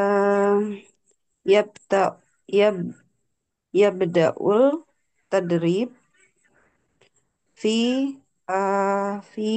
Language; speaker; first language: Arabic; non-native, learner; Indonesian